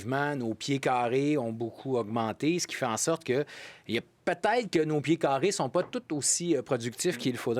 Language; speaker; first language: French; native; French